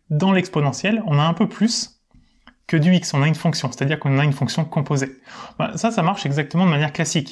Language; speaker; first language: French; native; French